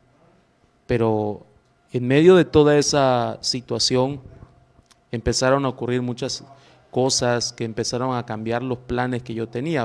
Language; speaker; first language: Spanish; native; Spanish